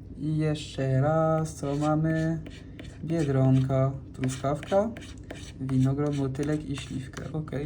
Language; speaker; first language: Polish; non-native, fluent; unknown